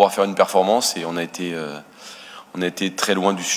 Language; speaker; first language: French; native; French